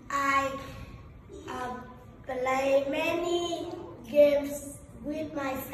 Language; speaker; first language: English; non-native, learner; Vietnamese